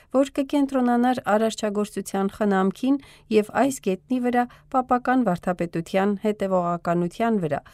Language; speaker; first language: Armenian; early bilingual, heritage; Armenian